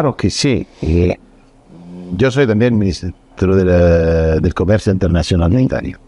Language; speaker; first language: Spanish; non-native, fluent; Italian